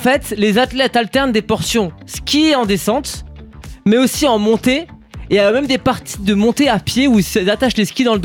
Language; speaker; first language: French; native; French